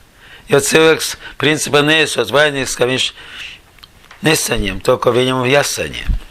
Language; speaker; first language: Latvian; non-native, learner; Russian